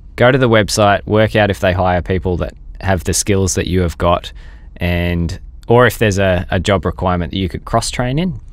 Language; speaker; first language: English; native; English